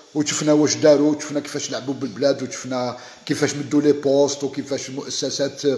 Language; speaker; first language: French; non-native, local second language; Arabic